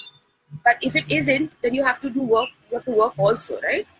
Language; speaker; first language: English; non-native, local second language; Hindi